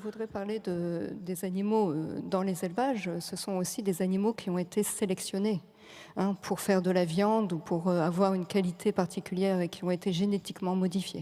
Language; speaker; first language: French; native; French